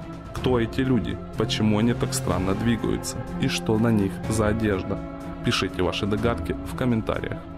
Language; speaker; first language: Russian; native; Russian